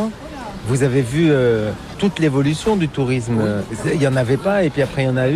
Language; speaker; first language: French; native; French